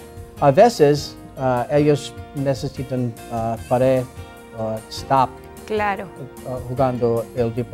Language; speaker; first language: Spanish; non-native, learner; English